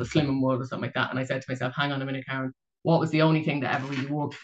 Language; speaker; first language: English; native; English